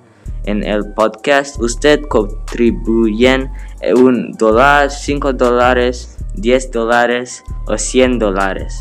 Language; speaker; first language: Spanish; non-native, learner; English